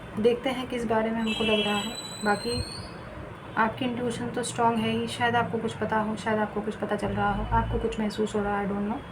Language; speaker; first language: Hindi; non-native, local second language; Bangla